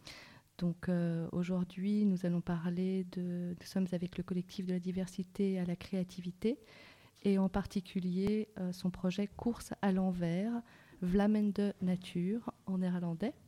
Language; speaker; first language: French; native; French